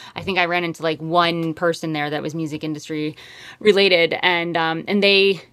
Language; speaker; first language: English; native; English